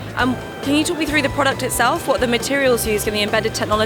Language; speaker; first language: English; native; English